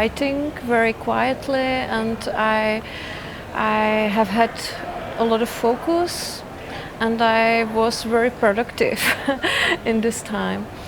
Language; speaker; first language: English; non-native, fluent; Czech